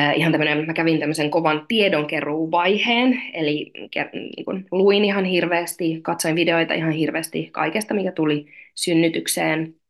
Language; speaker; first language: Finnish; non-native, fluent; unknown